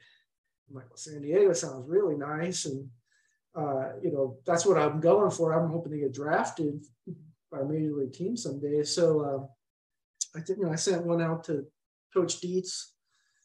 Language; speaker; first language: English; native; English